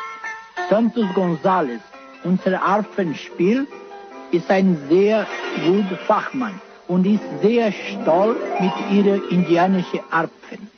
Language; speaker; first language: German; non-native, learner; Spanish